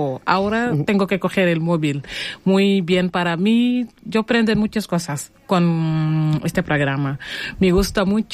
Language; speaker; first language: Spanish; non-native, learner; Arabic